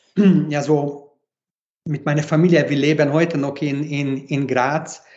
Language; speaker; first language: German; non-native, fluent; Hungarian